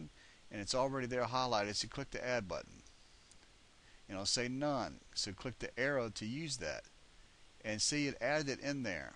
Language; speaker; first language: English; native; English